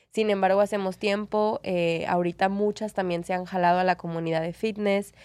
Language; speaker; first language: Spanish; native; Spanish